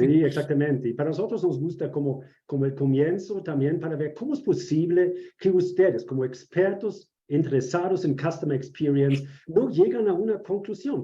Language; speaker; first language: Spanish; non-native, fluent; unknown